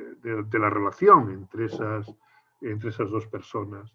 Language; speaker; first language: Spanish; native; Spanish